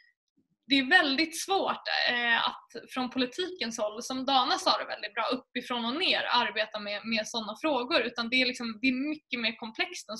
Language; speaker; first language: Swedish; native; Swedish